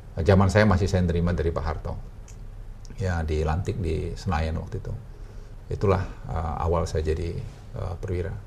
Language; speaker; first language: Indonesian; native; Indonesian